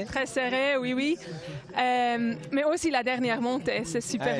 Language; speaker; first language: French; non-native, local second language; German